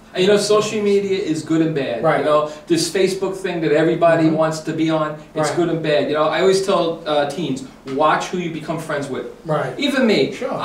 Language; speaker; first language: English; native; English